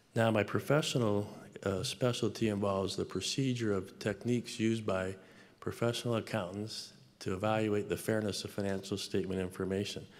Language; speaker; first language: English; native; English